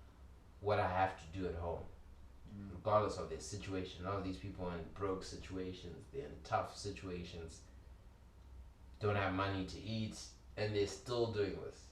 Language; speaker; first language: English; early bilingual, other home language; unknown